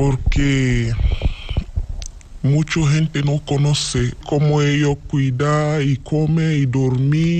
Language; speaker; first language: Spanish; non-native, learner; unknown